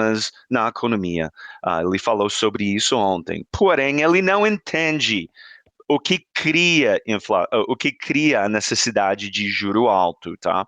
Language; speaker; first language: Portuguese; non-native, fluent; English